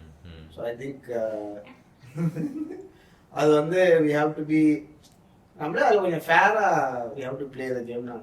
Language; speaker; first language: Tamil; native; Tamil